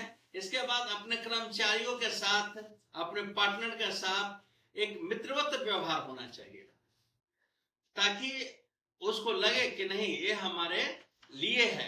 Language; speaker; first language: Hindi; native; Hindi